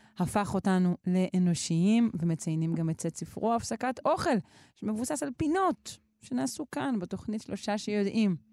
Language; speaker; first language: Hebrew; native; Hebrew